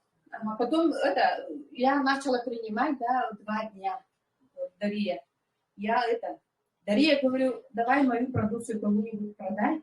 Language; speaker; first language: Russian; non-native, local second language; Yakut